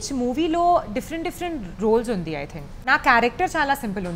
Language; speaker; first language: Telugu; non-native, learner; Punjabi